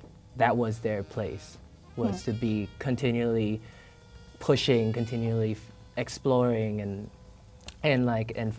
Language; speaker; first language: English; native; English